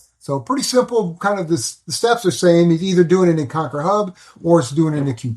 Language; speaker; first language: English; native; English